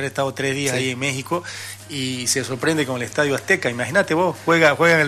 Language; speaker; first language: Spanish; native; Spanish